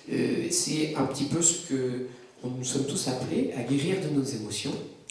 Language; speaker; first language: French; native; French